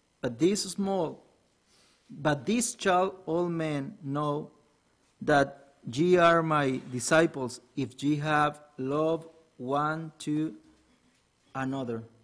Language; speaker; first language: English; non-native, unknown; Spanish